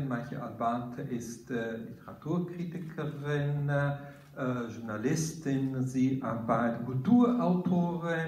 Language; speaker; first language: German; non-native, fluent; Italian